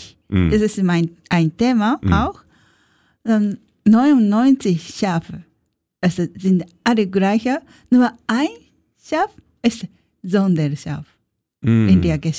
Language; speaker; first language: German; non-native, learner; Japanese